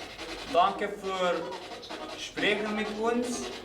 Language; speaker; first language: German; non-native, learner; Slovenian